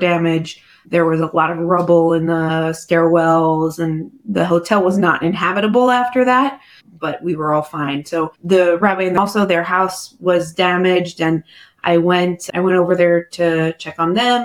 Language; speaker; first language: English; native; English